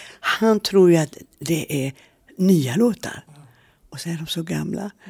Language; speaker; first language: Swedish; native; Swedish